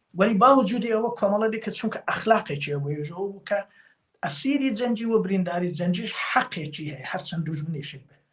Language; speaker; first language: Central Kurdish; native; Central Kurdish